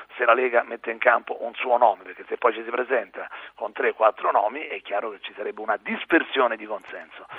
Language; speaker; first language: Italian; native; Italian